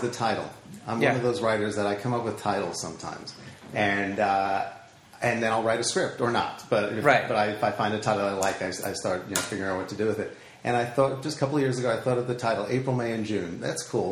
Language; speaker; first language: English; native; English